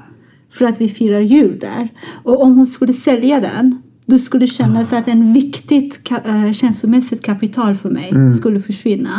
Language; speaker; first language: Swedish; non-native, fluent; Persian